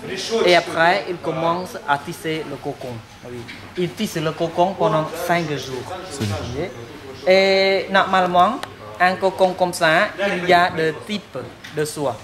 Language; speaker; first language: French; non-native, fluent; Khmer